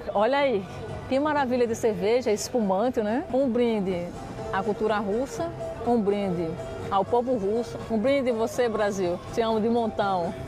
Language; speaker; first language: Portuguese; native; Portuguese